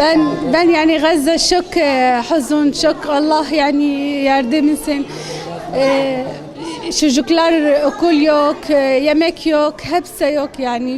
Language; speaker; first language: Turkish; non-native, learner; Arabic